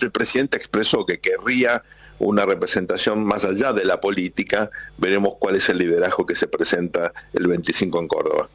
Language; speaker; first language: Spanish; native; Spanish